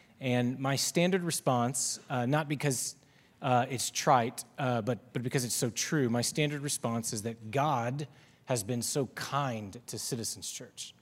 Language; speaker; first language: English; native; English